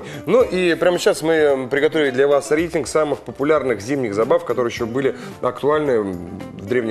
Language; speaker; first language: Russian; native; Russian